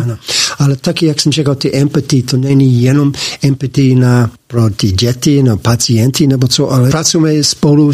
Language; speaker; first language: Czech; non-native, learner; English